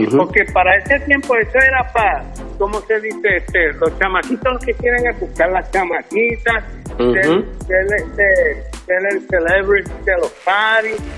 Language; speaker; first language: Spanish; early bilingual, heritage; Spanish